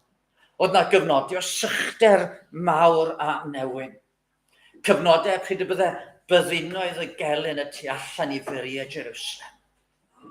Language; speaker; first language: Welsh; native; Welsh